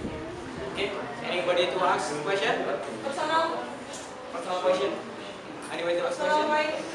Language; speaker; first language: English; non-native, learner; Indonesian